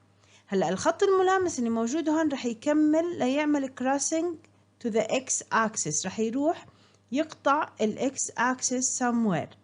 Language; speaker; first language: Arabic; native; Arabic